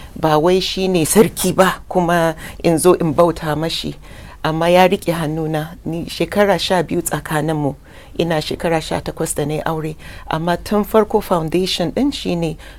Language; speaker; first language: Hausa; non-native, local second language; English